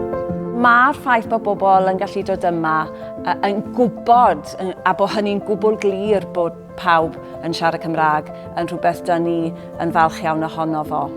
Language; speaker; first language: Welsh; native; Welsh